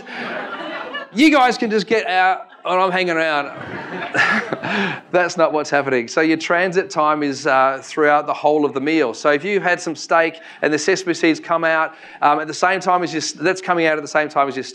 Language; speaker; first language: English; native; English